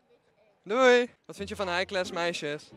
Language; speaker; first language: Dutch; native; Dutch